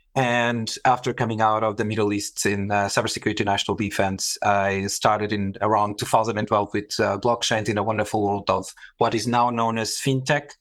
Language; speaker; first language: English; non-native, fluent; Portuguese